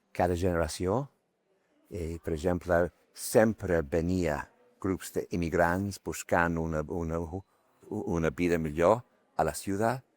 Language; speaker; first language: Catalan; non-native, fluent; English